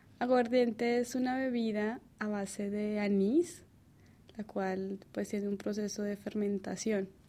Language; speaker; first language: Spanish; native; Spanish